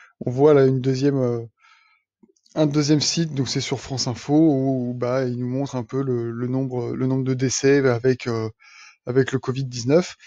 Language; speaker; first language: French; native; French